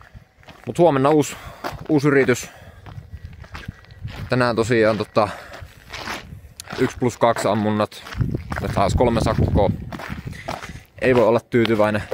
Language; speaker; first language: Finnish; native; Finnish